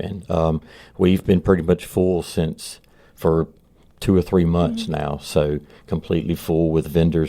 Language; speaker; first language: English; native; English